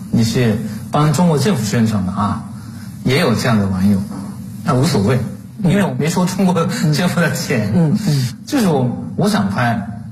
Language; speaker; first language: Chinese; non-native, fluent; Japanese